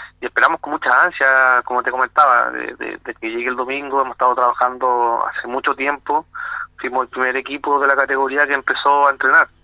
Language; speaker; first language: Spanish; native; Spanish